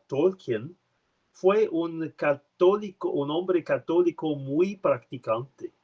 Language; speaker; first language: Spanish; non-native, learner; French